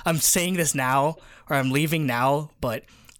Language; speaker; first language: English; early bilingual, other home language; Filipino